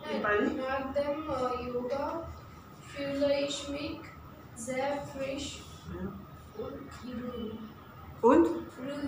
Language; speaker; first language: German; non-native, learner; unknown